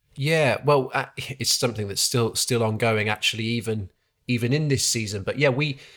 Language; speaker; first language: English; native; English